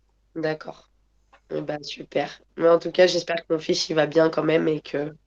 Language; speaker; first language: French; native; French